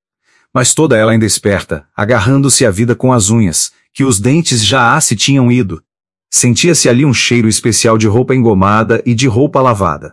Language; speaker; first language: Portuguese; native; Portuguese